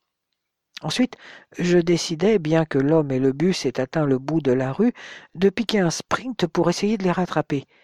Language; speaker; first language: French; native; French